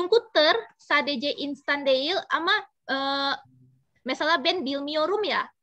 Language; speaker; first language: Turkish; non-native, learner; Indonesian